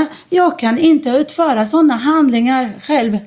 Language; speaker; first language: Swedish; non-native, fluent; Arabic